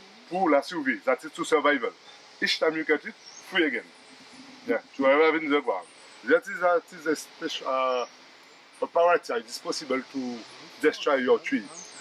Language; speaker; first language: English; non-native, learner; French